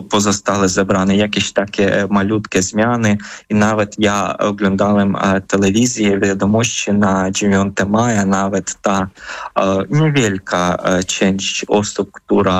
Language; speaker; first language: Polish; non-native, fluent; Ukrainian